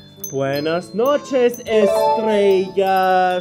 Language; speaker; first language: Spanish; non-native, fluent; English